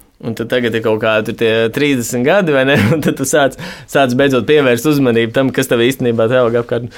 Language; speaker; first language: Latvian; native; Latvian